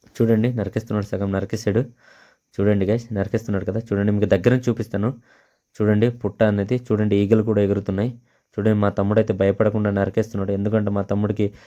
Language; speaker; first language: Telugu; non-native, local second language; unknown